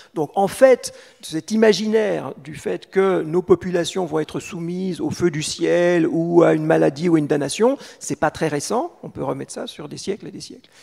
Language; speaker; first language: French; native; French